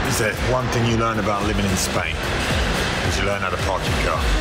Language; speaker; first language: English; native; English